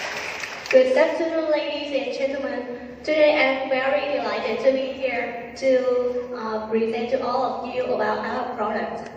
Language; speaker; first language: English; non-native, learner; Vietnamese